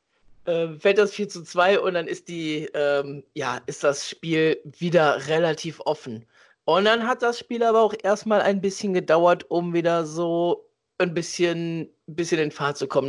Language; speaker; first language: German; native; German